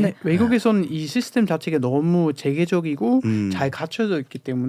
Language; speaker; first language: Korean; non-native, fluent; German